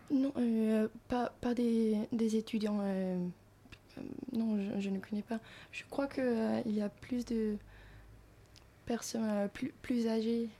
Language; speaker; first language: French; non-native, learner; Finnish